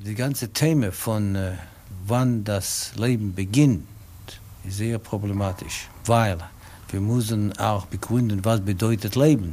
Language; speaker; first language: German; non-native, learner; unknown